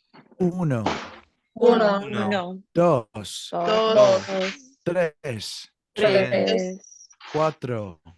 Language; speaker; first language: Spanish; non-native, fluent; English